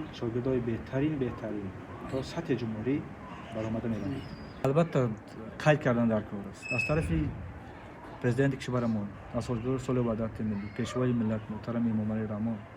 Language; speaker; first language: Tajik; non-native, local second language; Shughni